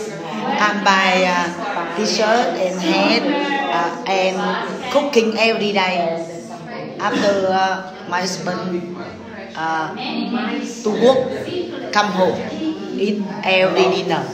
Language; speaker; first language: English; non-native, learner; Vietnamese